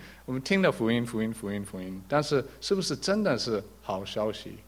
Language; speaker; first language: Chinese; early bilingual, heritage; English